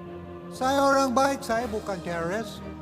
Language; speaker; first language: Indonesian; non-native, learner; English